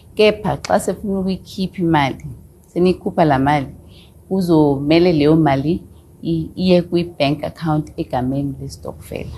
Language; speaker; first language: Xhosa; non-native, local second language; Zulu